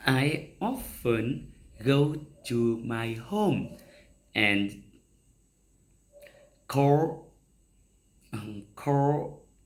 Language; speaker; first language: English; non-native, learner; Vietnamese